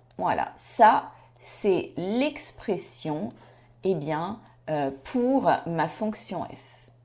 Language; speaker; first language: French; native; French